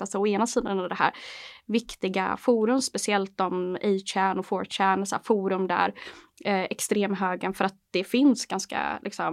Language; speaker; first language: Swedish; native; Swedish